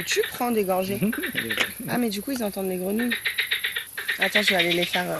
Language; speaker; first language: French; native; French